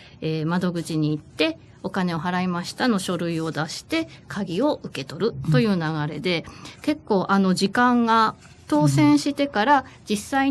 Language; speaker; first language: Japanese; native; Japanese